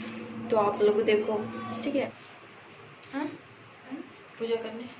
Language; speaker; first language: Hindi; native; Hindi